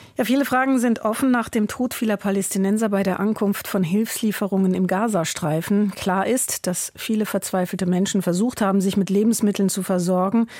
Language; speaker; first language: German; native; German